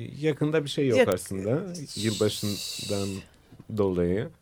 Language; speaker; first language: Turkish; non-native, fluent; Greek